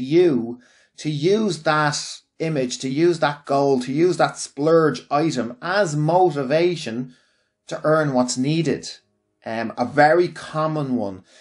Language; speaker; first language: English; native; English